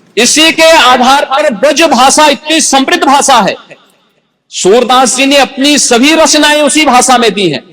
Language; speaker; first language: Hindi; native; Hindi